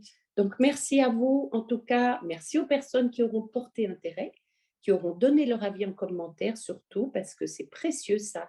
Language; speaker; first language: French; native; French